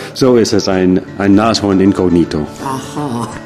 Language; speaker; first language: German; non-native, fluent; English